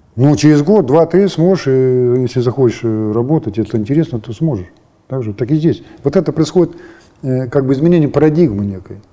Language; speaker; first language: Russian; native; Russian